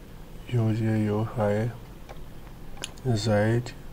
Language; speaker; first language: Chinese; non-native, learner; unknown